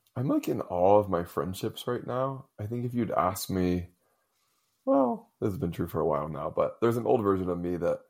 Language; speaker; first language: English; native; English